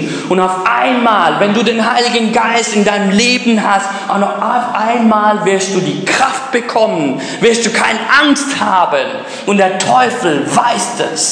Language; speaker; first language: German; early bilingual, other home language; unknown